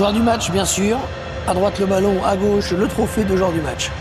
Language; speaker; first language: French; native; French